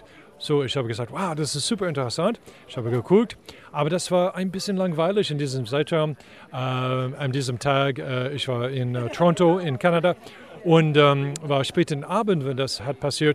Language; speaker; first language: German; non-native, fluent; English